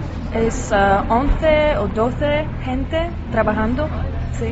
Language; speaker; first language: Spanish; non-native, learner; Polish